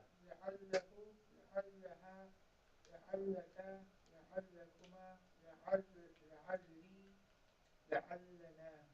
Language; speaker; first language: Arabic; non-native, learner; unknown